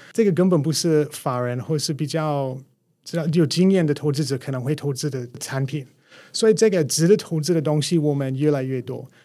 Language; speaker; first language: Chinese; non-native, fluent; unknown